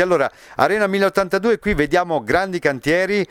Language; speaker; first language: Italian; native; Italian